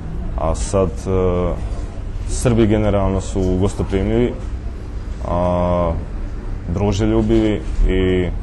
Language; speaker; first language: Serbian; non-native, fluent; Czech